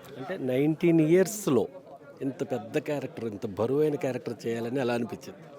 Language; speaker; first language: Telugu; native; Telugu